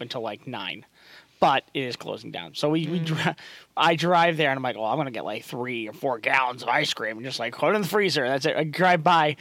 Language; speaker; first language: English; native; English